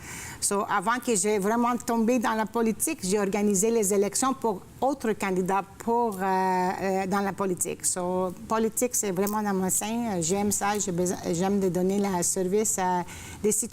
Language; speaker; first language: French; non-native, fluent; Greek